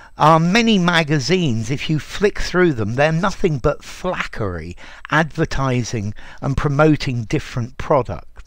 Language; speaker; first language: English; native; English